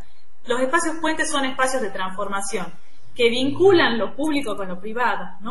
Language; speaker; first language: Spanish; native; Spanish